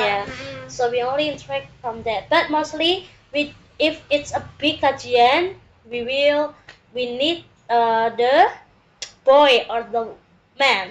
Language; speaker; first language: English; non-native, learner; Indonesian